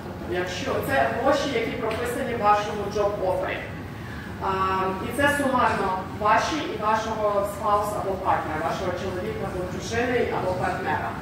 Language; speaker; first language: Ukrainian; native; Ukrainian